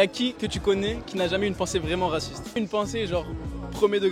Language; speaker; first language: French; native; French